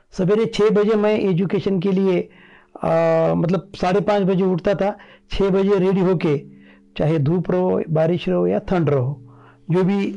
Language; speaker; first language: Hindi; non-native, local second language; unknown